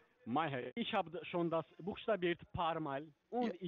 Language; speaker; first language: German; non-native, learner; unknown